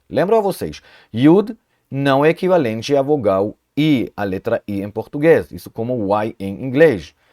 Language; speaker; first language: Portuguese; non-native, fluent; Hebrew